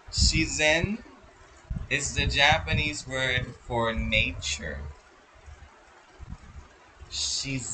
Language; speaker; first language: English; non-native, local second language; Filipino